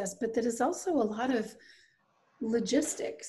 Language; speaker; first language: English; native; English